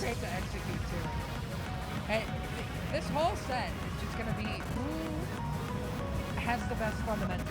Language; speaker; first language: English; native; English